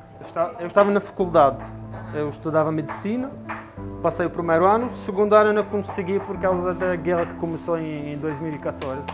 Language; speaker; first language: Portuguese; non-native, fluent; Arabic